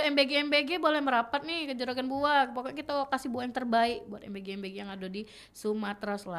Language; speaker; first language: Indonesian; native; Indonesian